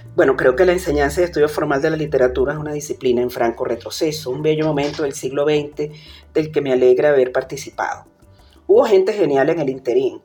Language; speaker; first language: Spanish; native; Spanish